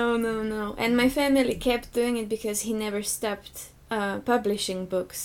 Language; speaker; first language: English; non-native, fluent; Slovak